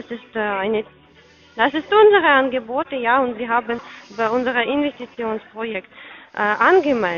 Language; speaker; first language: German; non-native, fluent; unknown